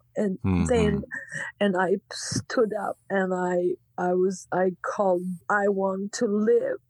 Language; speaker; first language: English; non-native, fluent; Croatian